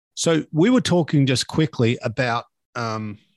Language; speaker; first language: English; native; English